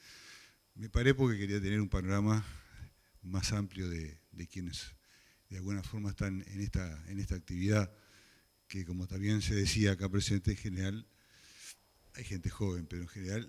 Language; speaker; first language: Spanish; native; Spanish